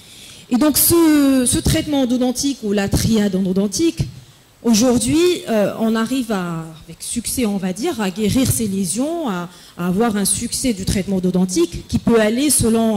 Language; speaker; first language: French; non-native, local second language; Arabic